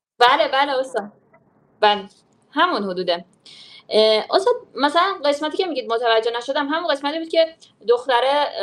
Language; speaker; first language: Persian; native; Persian